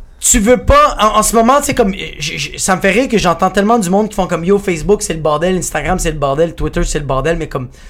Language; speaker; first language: French; early bilingual, other home language; Spanish